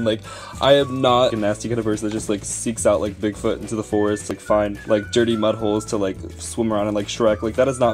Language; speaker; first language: English; native; English